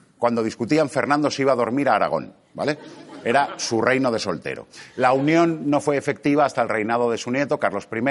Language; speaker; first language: Spanish; native; Spanish